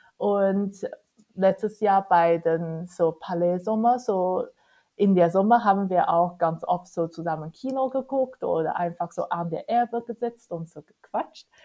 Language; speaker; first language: German; non-native, fluent; Chinese